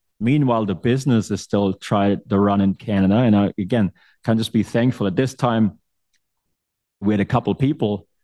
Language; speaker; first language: English; non-native, fluent; German